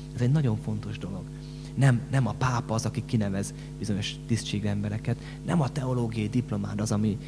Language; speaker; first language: Hungarian; native; Hungarian